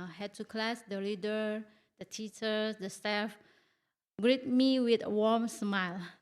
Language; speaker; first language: English; non-native, learner; Indonesian